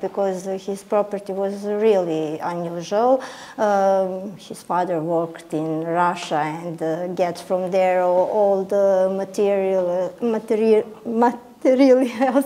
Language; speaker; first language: English; non-native, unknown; Serbian